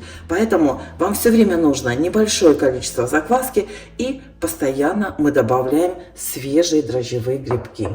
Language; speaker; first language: Russian; native; Russian